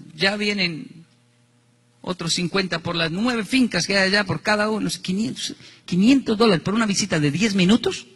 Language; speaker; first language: Spanish; native; Spanish